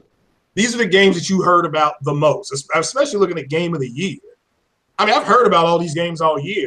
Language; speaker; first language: English; native; English